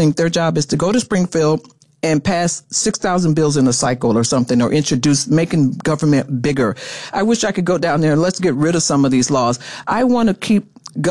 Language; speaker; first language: English; native; English